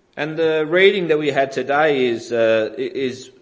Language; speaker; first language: English; native; English